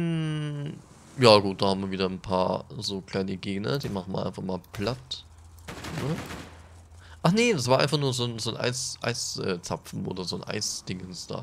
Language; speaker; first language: German; native; German